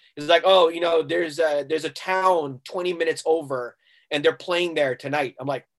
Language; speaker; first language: English; non-native, local second language; Urdu